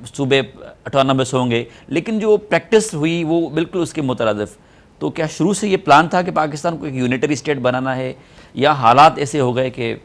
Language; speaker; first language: Urdu; non-native, local second language; Sindhi